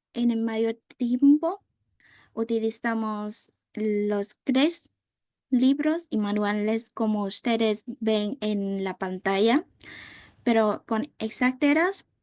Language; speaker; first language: Spanish; non-native, fluent; Vietnamese